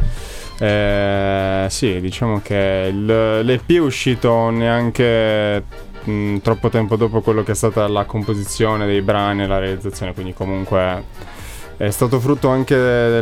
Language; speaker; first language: Italian; native; Italian